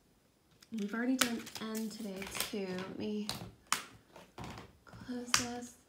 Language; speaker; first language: English; native; English